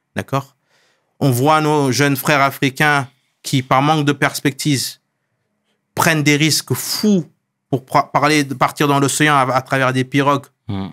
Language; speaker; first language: French; non-native, local second language; Wolof